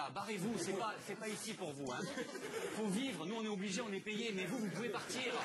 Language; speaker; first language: French; native; French